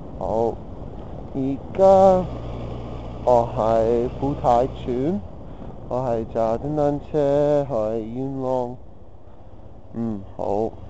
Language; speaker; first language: Cantonese; non-native, learner; English